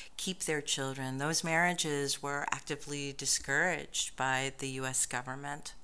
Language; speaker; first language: English; native; English